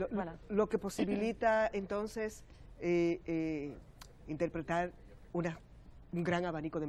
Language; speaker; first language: Spanish; native; Spanish